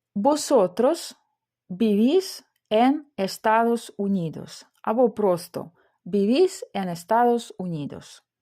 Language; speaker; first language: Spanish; non-native, fluent; Ukrainian